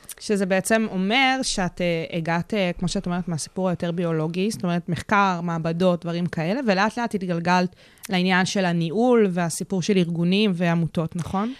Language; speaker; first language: Hebrew; native; Hebrew